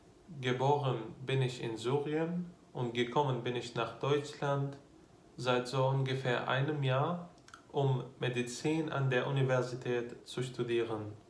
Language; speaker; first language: German; non-native, fluent; Arabic